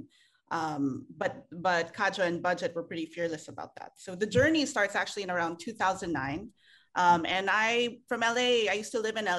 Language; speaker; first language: English; non-native, local second language; Filipino